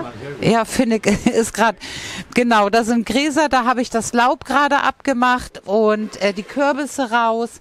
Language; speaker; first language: German; native; German